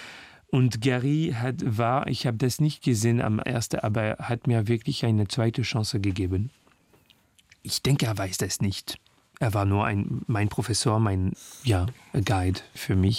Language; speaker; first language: German; non-native, learner; French